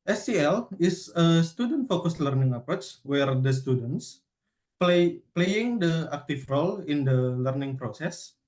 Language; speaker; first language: English; non-native, learner; Indonesian